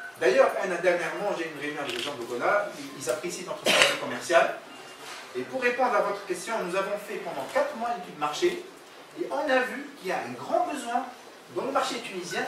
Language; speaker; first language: French; non-native, local second language; Arabic